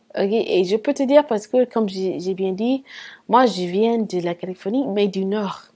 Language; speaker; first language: French; non-native, fluent; English